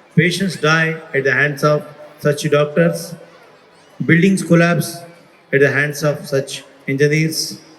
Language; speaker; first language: English; non-native, local second language; Telugu